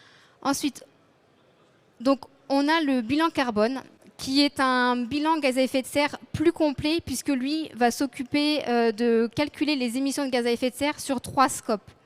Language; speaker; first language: French; native; French